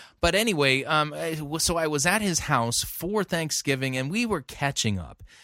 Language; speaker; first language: English; native; English